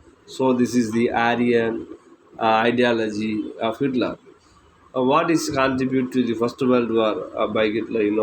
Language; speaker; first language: English; non-native, local second language; Tamil